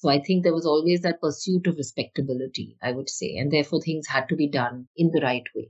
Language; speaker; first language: English; non-native, local second language; Hindi